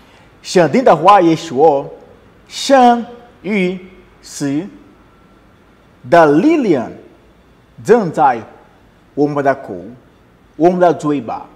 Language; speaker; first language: Chinese; non-native, learner; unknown